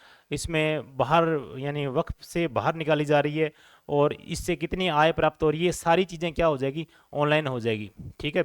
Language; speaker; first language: Hindi; native; Hindi